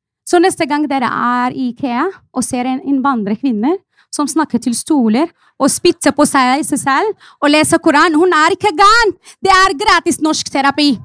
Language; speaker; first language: Norwegian; non-native, fluent; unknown